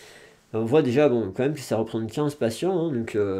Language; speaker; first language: French; native; French